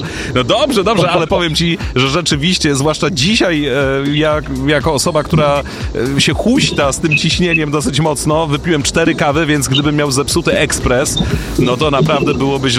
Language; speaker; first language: Polish; native; Polish